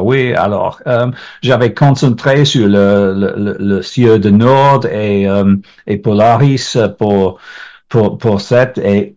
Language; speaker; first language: French; non-native, learner; English